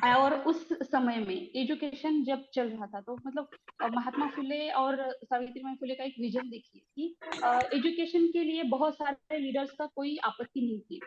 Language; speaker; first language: Hindi; non-native, local second language; Marathi